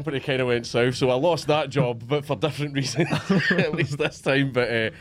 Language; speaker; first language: English; native; English